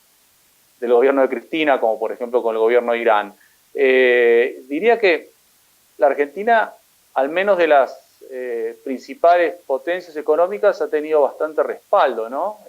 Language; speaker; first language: Spanish; native; Spanish